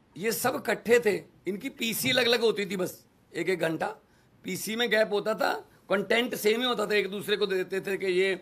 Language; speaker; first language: Hindi; non-native, local second language; Punjabi